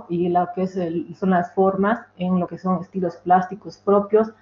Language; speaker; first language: Spanish; native; Spanish